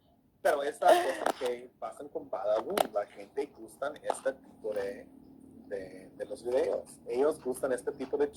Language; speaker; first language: Spanish; early bilingual, heritage; English